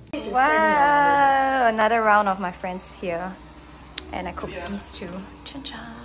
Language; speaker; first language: English; native; English